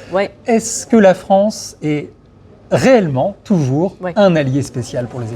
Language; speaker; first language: French; native; French